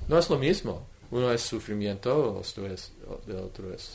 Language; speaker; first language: Spanish; non-native, fluent; English